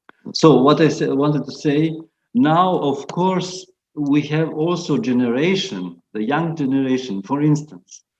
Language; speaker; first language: English; non-native, fluent; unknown